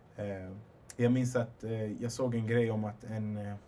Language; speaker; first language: Swedish; native; Swedish